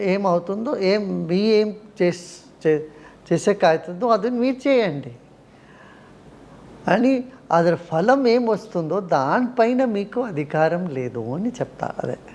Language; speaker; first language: Telugu; non-native, local second language; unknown